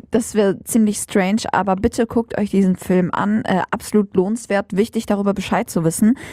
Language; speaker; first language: German; early bilingual, other home language; Arabic